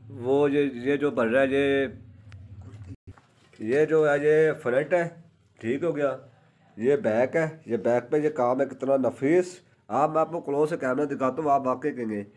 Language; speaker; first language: Urdu; non-native, local second language; Punjabi